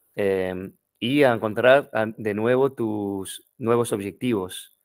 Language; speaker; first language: Spanish; non-native, fluent; French